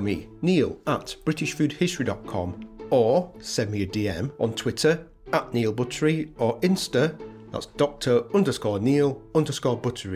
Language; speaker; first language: English; native; English